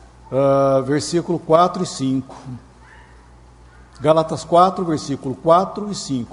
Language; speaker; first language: Portuguese; native; Portuguese